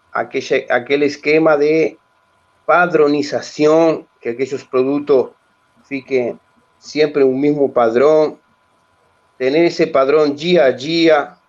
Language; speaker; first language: Portuguese; non-native, learner; Spanish